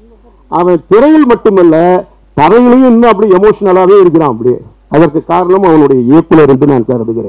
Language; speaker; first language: Tamil; native; Tamil